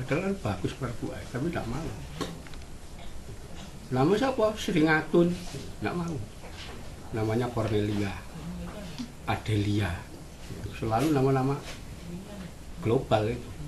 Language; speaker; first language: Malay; non-native, local second language; Javanese